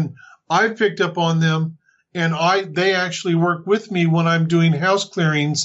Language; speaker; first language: English; native; English